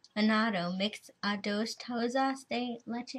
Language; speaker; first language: Spanish; non-native, learner; English